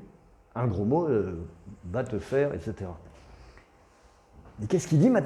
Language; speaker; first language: French; native; French